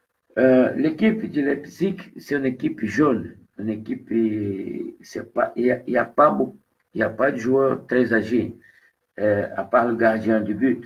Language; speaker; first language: French; non-native, fluent; Portuguese